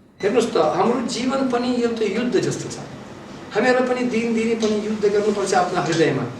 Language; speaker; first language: Nepali; non-native, fluent; Russian